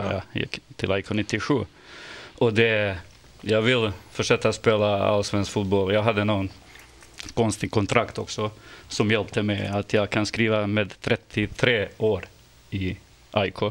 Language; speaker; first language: Swedish; non-native, fluent; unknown